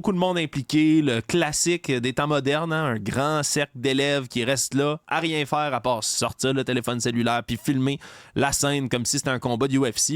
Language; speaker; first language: French; native; French